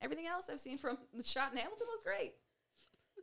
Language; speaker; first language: English; native; English